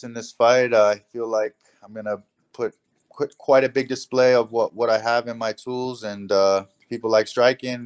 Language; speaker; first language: English; native; English